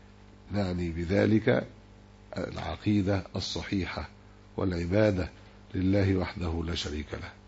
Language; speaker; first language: Arabic; native; Arabic